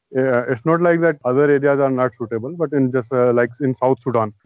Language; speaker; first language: English; non-native, local second language; Hindi